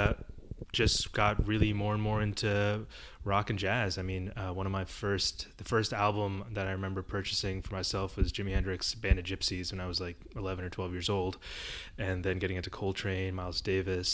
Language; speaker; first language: English; early bilingual, other home language; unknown